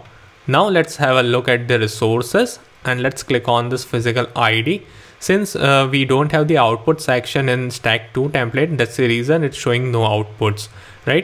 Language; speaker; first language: English; non-native, local second language; Hindi